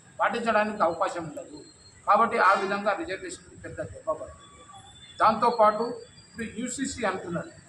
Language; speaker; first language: Telugu; non-native, local second language; Lambadi